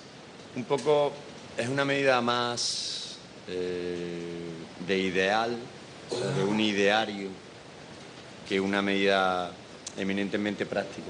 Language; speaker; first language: Spanish; native; Spanish